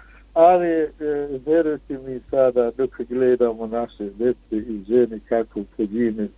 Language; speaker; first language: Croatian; non-native, fluent; Arabic